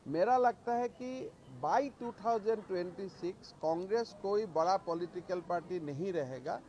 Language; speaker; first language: Hindi; non-native, local second language; Assamese